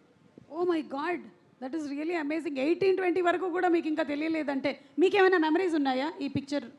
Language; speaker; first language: Telugu; native; Telugu